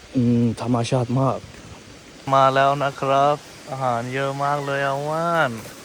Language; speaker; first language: Thai; non-native, fluent; Punjabi